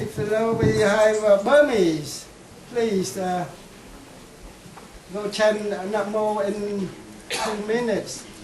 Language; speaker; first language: English; non-native, fluent; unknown